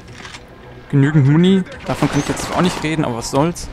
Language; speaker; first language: German; native; German